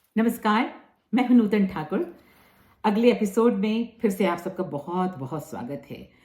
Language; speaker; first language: Hindi; native; Hindi